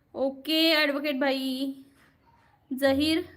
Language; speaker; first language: Hindi; non-native, local second language; Marathi